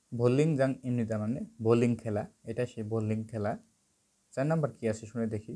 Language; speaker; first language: Korean; non-native, learner; Bangla